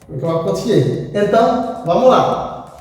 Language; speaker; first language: Portuguese; non-native, fluent; Haitian Creole